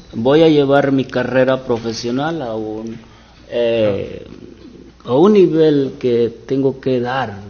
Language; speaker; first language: Spanish; native; Spanish